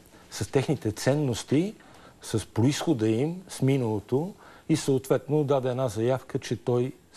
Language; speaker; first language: Bulgarian; native; Bulgarian